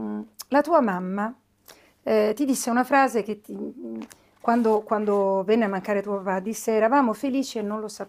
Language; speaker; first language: Italian; native; Italian